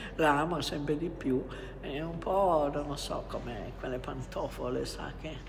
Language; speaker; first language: Italian; native; Italian